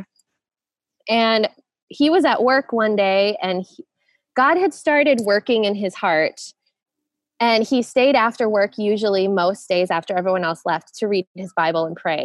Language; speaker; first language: English; native; English